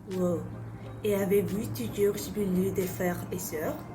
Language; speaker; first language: French; non-native, learner; Spanish